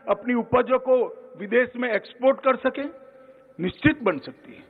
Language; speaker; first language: Hindi; non-native, local second language; Gujarati